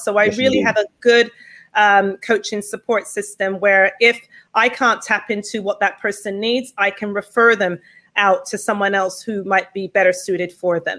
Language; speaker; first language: English; native; English